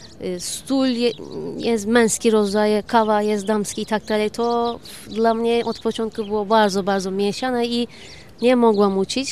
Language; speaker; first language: Polish; non-native, learner; Turkish